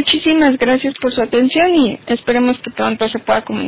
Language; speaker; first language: Spanish; native; Spanish